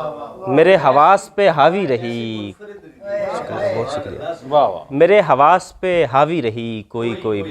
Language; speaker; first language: Urdu; native; Urdu